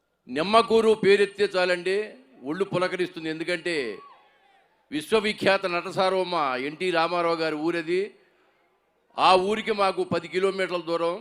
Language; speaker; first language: Telugu; native; Telugu